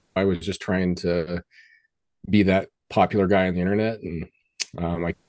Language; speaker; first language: English; native; English